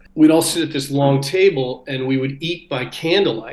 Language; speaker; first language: English; native; English